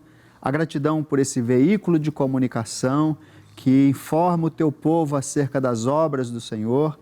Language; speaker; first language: Portuguese; native; Portuguese